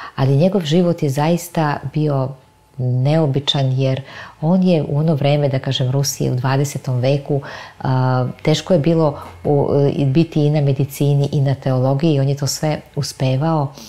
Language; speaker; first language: Serbian; native; Serbian